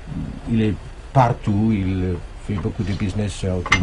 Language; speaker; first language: French; non-native, fluent; German